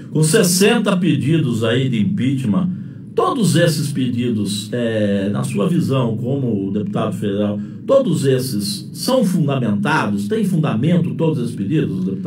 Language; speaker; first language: Portuguese; native; Portuguese